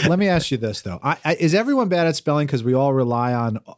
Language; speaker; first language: English; native; English